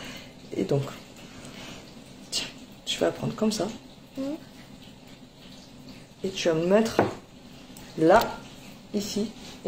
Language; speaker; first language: French; native; French